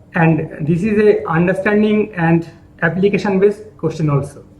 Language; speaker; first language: English; non-native, local second language; Bangla